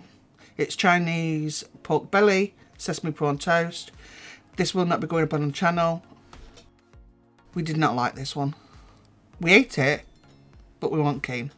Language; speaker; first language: English; native; English